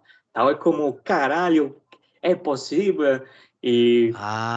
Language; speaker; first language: Portuguese; non-native, learner; Spanish